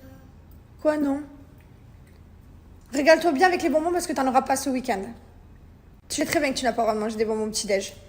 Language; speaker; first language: French; native; French